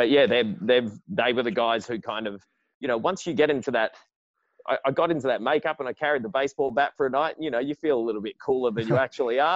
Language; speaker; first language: English; native; English